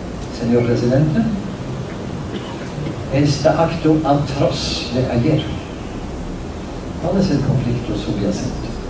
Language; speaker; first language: Spanish; non-native, fluent; Norwegian